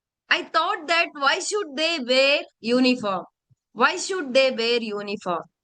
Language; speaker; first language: English; non-native, local second language; Telugu